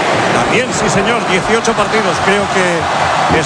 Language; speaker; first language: Spanish; native; Spanish